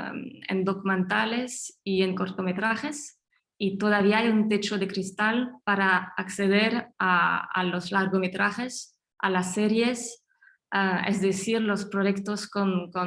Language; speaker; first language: Spanish; non-native, fluent; French